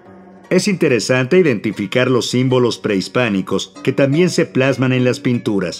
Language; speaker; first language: Spanish; native; Spanish